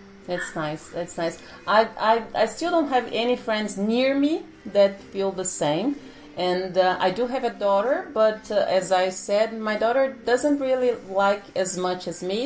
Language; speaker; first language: English; non-native, fluent; Portuguese